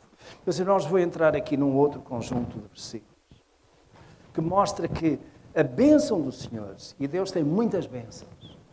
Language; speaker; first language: Portuguese; native; Portuguese